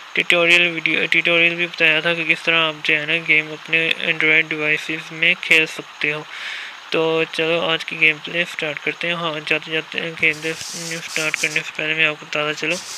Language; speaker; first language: Urdu; non-native, local second language; Punjabi